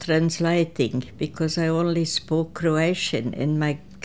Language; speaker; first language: English; non-native, fluent; Croatian